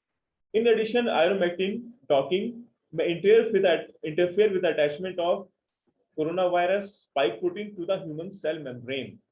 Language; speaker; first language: English; non-native, local second language; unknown